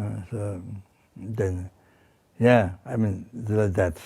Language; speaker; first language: English; non-native, fluent; Sherpa